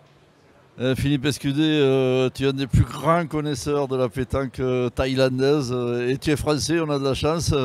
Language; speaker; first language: French; native; French